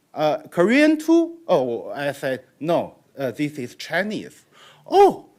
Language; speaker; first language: English; non-native, learner; Chinese